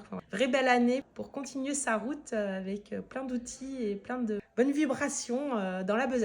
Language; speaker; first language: French; native; French